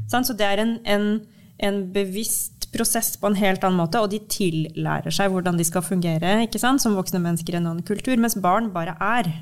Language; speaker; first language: Norwegian; native; Norwegian